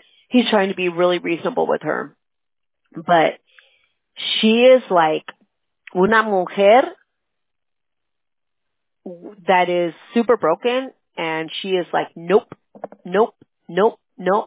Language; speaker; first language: English; early bilingual, other home language; Spanish